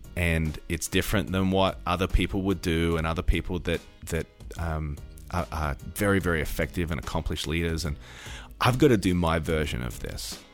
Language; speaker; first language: English; native; English